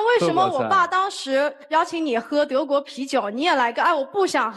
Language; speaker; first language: Chinese; native; Chinese